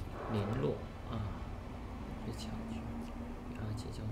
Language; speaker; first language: Chinese; native; Chinese